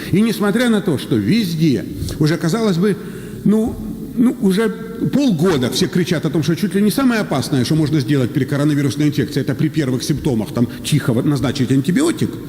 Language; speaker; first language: Russian; native; Russian